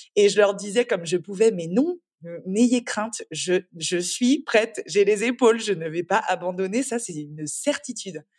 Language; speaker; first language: French; native; French